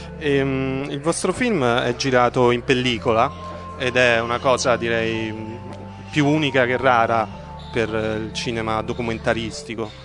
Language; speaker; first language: Italian; native; Italian